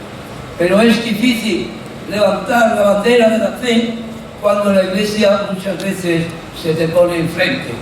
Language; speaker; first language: Spanish; native; Spanish